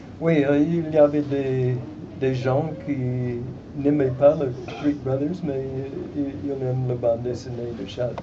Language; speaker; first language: French; non-native, fluent; English